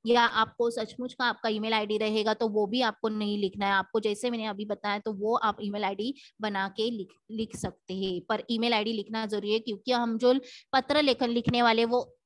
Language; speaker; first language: Hindi; non-native, local second language; Marathi